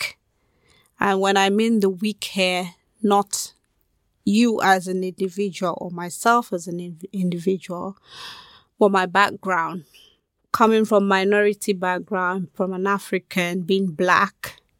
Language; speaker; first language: English; non-native, local second language; Krio